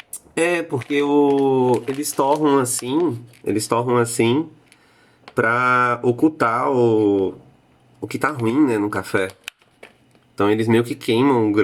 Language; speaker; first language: Portuguese; native; Portuguese